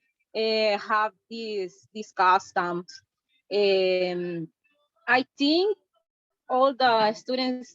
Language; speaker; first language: English; non-native, learner; Spanish